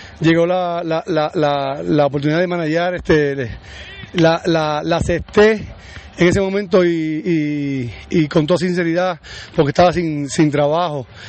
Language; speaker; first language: Spanish; native; Spanish